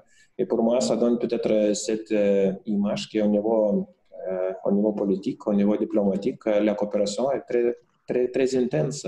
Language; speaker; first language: French; non-native, fluent; Lithuanian